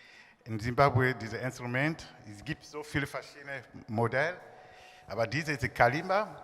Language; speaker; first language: German; non-native, learner; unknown